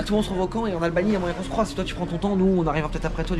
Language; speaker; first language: French; native; French